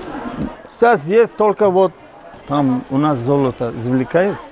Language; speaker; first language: Russian; non-native, local second language; Tajik